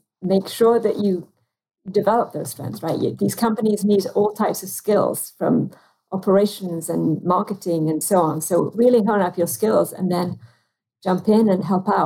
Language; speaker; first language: English; native; English